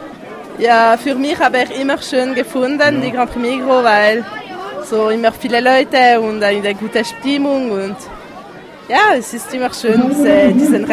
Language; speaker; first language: German; non-native, local second language; French